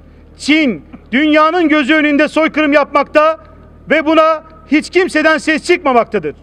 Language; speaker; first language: Turkish; native; Turkish